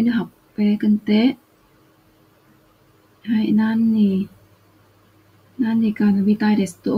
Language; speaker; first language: Japanese; non-native, fluent; Vietnamese